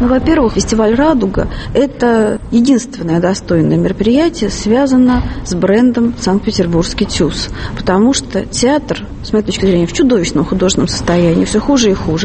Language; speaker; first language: Russian; native; Russian